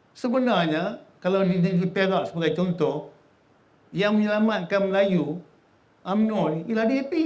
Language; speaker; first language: Malay; native; Malay